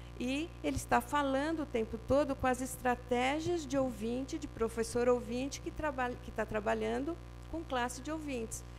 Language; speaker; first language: Portuguese; native; Portuguese